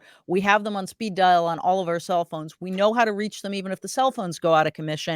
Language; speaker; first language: English; native; English